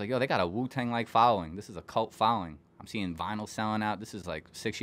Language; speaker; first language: English; native; English